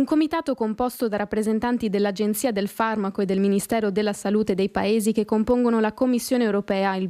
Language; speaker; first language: Italian; native; Italian